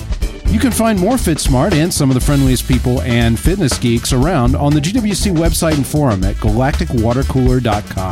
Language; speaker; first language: English; native; English